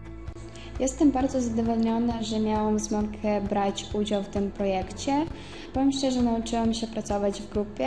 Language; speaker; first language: Polish; non-native, fluent; Ukrainian